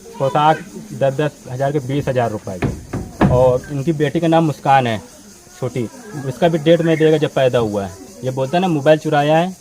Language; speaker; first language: Hindi; native; Hindi